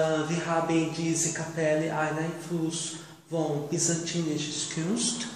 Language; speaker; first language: German; non-native, learner; Portuguese